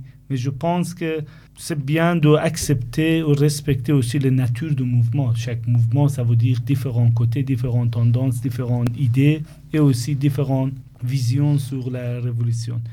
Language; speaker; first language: French; non-native, fluent; Persian